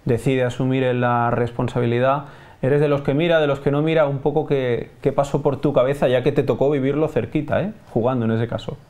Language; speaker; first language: Spanish; non-native, local second language; Catalan